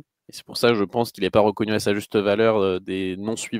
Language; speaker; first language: French; native; French